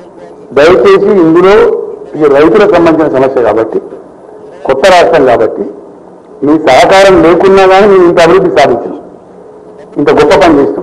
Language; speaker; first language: Telugu; native; Telugu